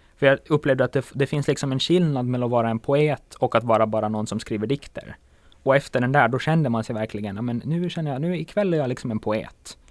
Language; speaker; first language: Swedish; native; Swedish